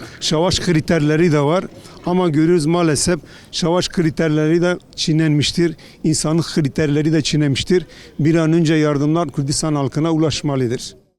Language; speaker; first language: Turkish; non-native, local second language; Kurdish